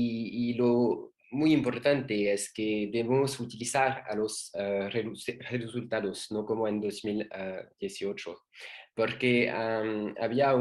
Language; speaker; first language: Spanish; non-native, learner; French